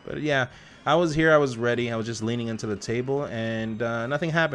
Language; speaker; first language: English; native; English